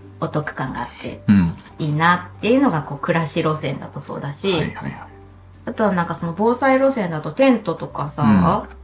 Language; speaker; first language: Japanese; native; Japanese